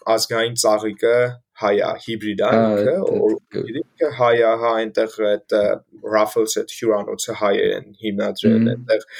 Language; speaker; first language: Armenian; native; Armenian